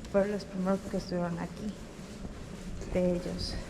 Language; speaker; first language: Spanish; native; Spanish